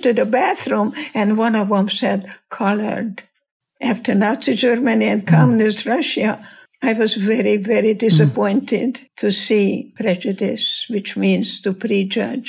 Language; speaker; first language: English; non-native, fluent; Hungarian